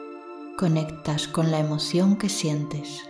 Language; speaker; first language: Spanish; native; Spanish